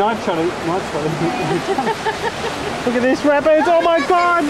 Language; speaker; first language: English; native; English